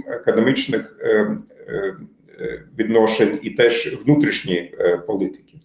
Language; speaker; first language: Ukrainian; non-native, fluent; German